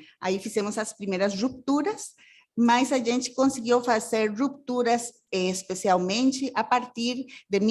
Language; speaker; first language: Portuguese; non-native, fluent; Spanish